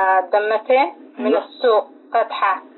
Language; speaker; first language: Arabic; non-native, learner; Tigrinya